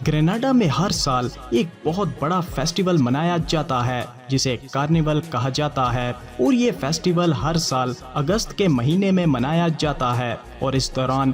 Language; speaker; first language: Urdu; native; Urdu